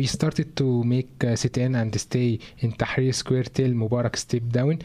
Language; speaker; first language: English; non-native, learner; Arabic